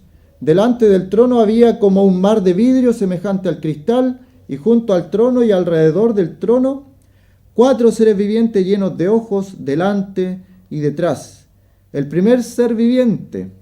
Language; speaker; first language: Spanish; native; Spanish